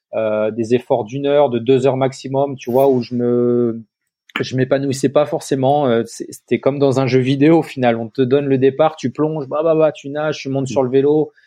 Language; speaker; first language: French; native; French